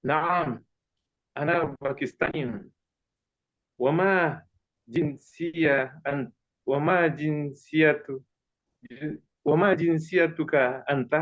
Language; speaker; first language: Arabic; non-native, learner; Indonesian